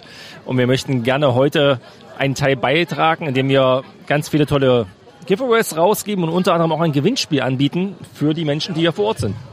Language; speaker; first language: German; native; German